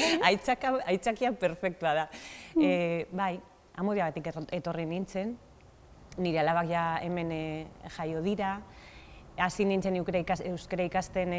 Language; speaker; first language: Basque; non-native, local second language; Spanish